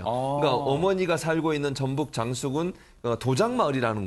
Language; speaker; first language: Korean; native; Korean